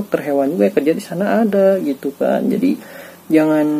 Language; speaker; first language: Indonesian; native; Indonesian